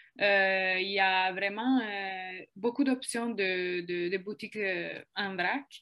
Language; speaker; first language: French; non-native, fluent; Italian